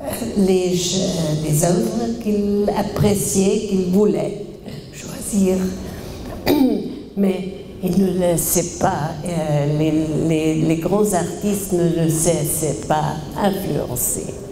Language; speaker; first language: French; non-native, fluent; German